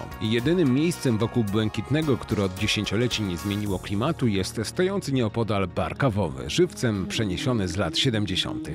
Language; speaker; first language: Polish; native; Polish